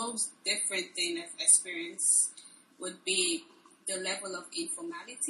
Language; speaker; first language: English; non-native, local second language; Igbo